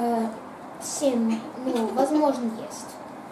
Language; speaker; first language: Russian; early bilingual, heritage; Russian